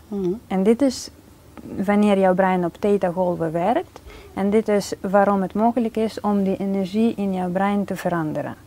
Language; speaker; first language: Dutch; non-native, fluent; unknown